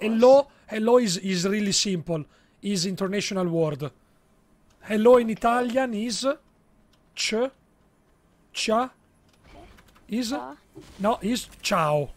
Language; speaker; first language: English; non-native, learner; Italian